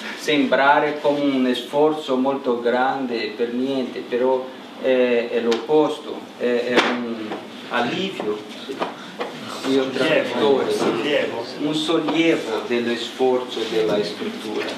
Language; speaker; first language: Italian; non-native, learner; Portuguese